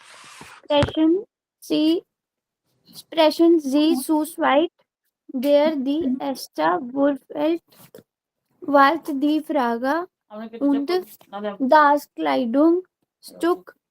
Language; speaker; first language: German; non-native, learner; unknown